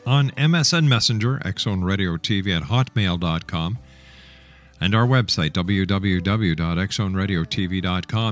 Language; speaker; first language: English; native; English